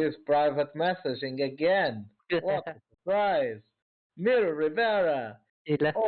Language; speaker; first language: English; non-native, fluent; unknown